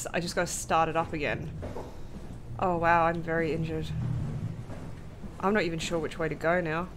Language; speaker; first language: English; native; English